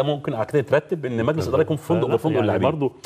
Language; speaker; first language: Arabic; native; Arabic